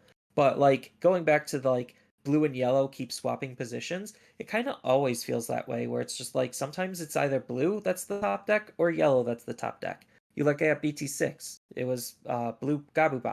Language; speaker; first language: English; native; English